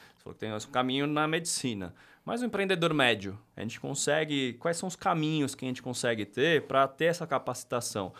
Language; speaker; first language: Portuguese; native; Portuguese